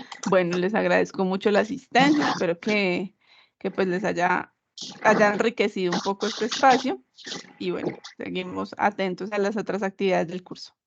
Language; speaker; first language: Spanish; native; Spanish